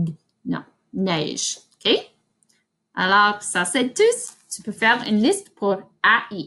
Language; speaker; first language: French; non-native, fluent; English